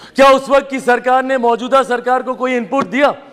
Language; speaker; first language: Hindi; native; Hindi